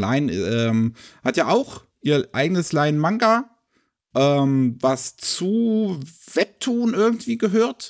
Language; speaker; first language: German; native; German